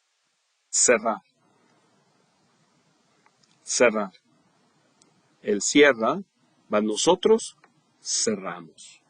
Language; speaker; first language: Spanish; non-native, fluent; English